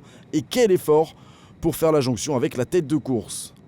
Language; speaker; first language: French; native; French